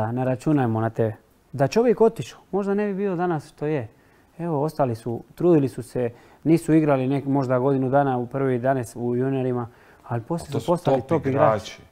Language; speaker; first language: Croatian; non-native, fluent; Spanish